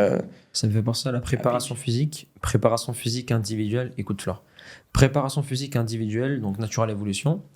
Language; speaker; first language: French; native; French